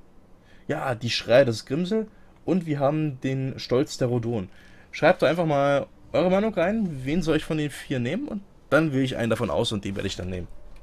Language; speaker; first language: German; native; German